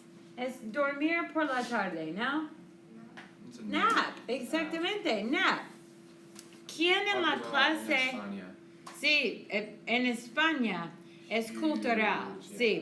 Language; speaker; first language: Spanish; non-native, fluent; English